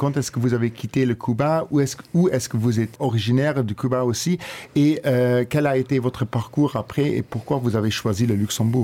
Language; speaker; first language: French; non-native, local second language; Luxembourgish